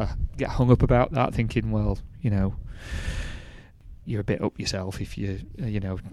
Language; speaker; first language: English; native; English